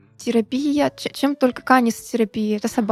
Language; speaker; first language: Russian; native; Russian